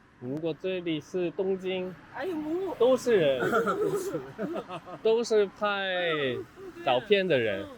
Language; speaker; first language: Chinese; non-native, fluent; Korean